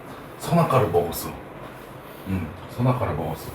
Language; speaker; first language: Korean; native; Korean